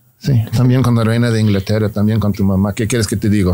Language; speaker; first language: Spanish; non-native, fluent; English